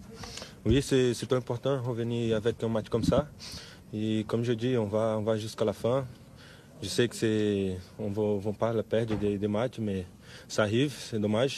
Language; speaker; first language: French; non-native, learner; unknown